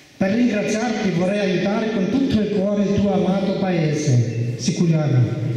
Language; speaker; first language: Italian; early bilingual, heritage; German